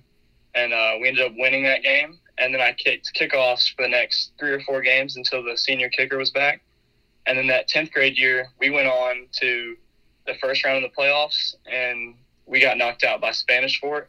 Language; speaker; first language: English; native; English